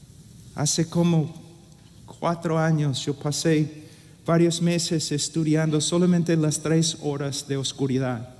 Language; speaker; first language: Spanish; non-native, fluent; English